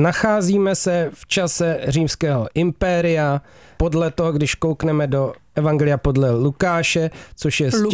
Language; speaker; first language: Czech; native; Czech